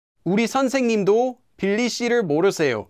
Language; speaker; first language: Korean; non-native, fluent; English